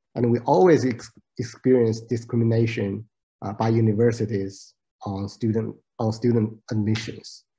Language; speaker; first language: English; non-native, fluent; Chinese